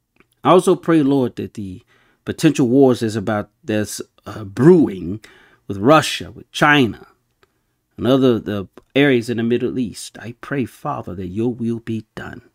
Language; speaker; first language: English; native; English